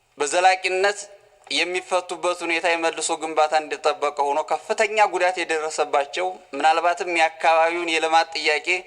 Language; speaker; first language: Amharic; native; Amharic